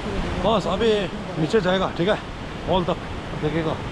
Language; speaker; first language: Hindi; non-native, local second language; Tibetan